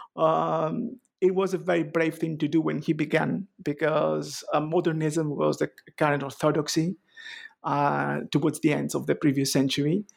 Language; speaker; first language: English; non-native, fluent; Greek